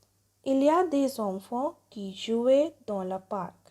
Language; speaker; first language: French; non-native, fluent; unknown